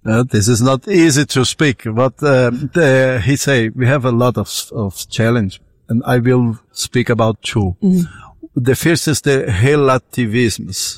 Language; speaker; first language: English; non-native, fluent; Portuguese